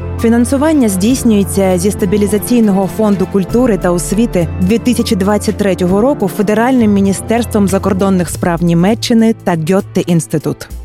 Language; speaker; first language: Ukrainian; native; Ukrainian